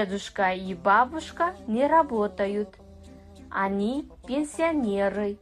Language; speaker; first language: Russian; non-native, fluent; Kazakh